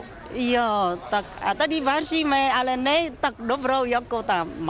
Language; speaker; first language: Czech; non-native, fluent; Vietnamese